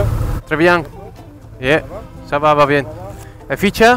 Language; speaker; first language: French; non-native, learner; Spanish